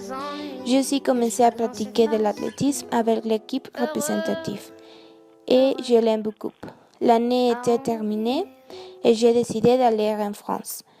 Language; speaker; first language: French; non-native, learner; Spanish